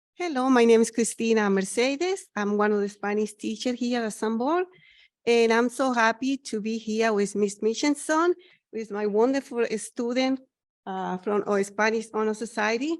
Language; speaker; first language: English; non-native, learner; Spanish